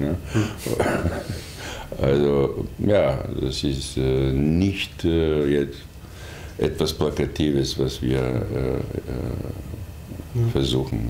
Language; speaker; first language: German; non-native, fluent; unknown